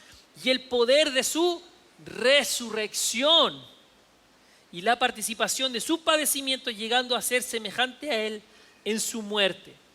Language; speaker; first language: Spanish; native; Spanish